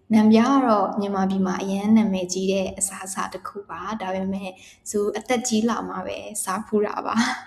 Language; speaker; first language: Burmese; native; Burmese